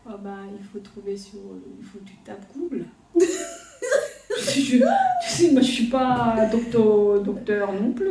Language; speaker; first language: French; non-native, fluent; Korean